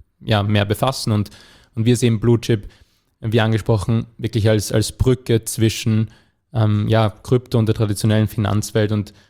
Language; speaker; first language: German; native; German